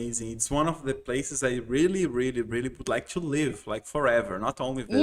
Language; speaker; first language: English; non-native, fluent; Portuguese